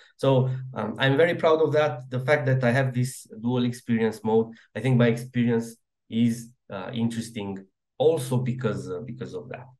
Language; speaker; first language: English; non-native, fluent; Romanian